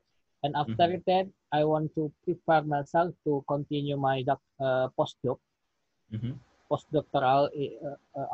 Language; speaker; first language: English; non-native, learner; Indonesian